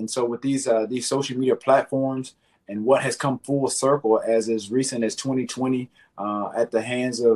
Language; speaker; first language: English; native; English